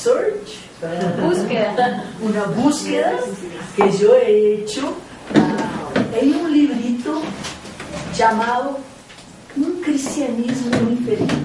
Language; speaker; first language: Spanish; non-native, fluent; Portuguese